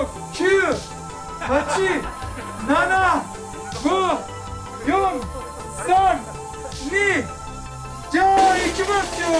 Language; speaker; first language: Japanese; non-native, fluent; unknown